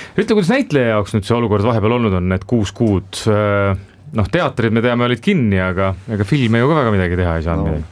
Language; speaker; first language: Estonian; native; Estonian